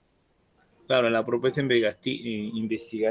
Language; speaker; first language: Spanish; native; Spanish